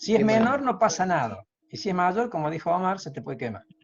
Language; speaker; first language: Spanish; native; Spanish